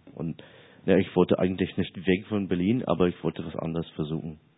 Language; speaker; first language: German; non-native, fluent; English